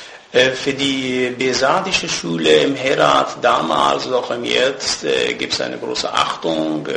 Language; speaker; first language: German; non-native, fluent; Persian